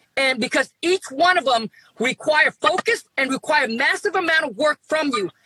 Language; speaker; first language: English; early bilingual, other home language; Vietnamese